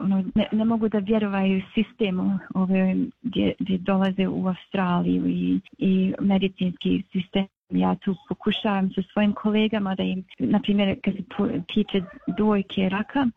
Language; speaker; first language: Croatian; early bilingual, heritage; Bosnian